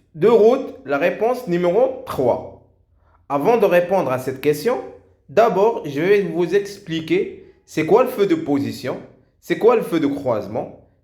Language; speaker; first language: French; non-native, local second language; Arabic